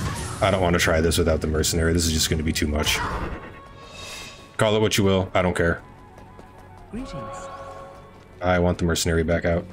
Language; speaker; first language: English; native; English